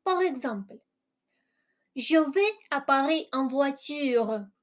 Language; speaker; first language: French; non-native, fluent; Ukrainian